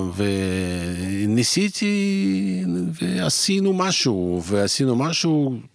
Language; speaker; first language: Hebrew; non-native, fluent; Russian